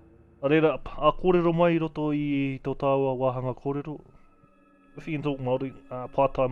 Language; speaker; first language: Māori; non-native, learner; English